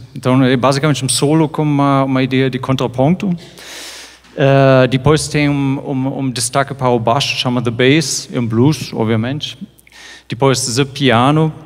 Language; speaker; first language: Portuguese; non-native, fluent; German